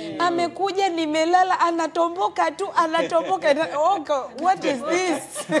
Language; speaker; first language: Swahili; native; Swahili